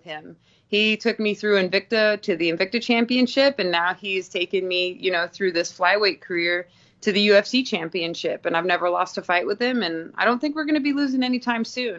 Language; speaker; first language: English; native; English